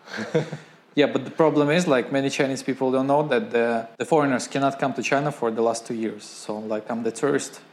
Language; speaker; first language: English; non-native, fluent; Ukrainian